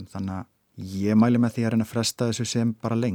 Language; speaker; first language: Icelandic; native; Icelandic